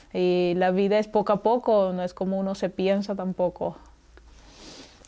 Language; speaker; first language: Spanish; non-native, local second language; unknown